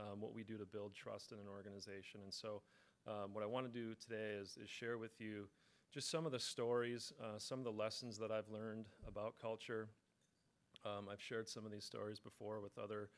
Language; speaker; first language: English; native; English